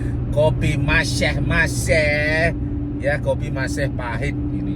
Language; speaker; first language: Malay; non-native, local second language; Balinese